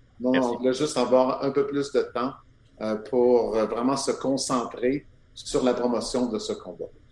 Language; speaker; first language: French; native; French